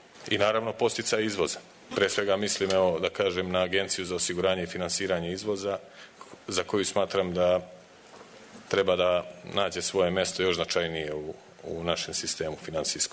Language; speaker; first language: Serbian; native; Serbian